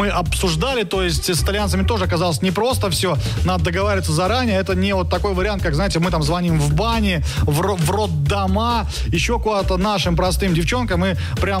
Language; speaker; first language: Russian; native; Russian